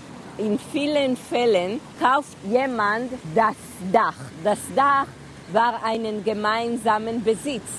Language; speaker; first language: German; non-native, fluent; Hebrew